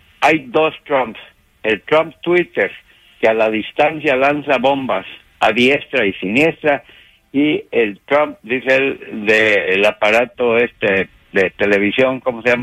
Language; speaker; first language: Spanish; native; Spanish